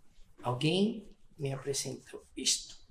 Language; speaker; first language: Portuguese; non-native, fluent; Spanish